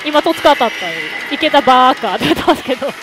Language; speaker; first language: Japanese; native; Japanese